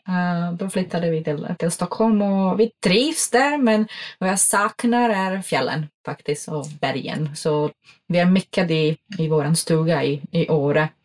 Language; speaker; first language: Swedish; non-native, fluent; Czech